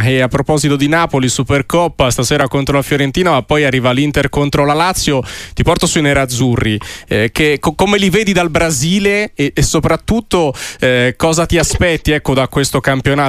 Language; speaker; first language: Italian; native; Italian